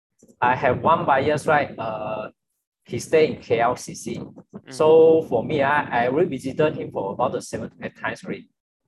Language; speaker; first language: English; non-native, local second language; Chinese